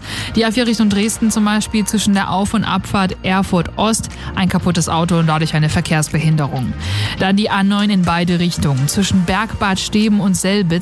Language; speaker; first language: German; native; German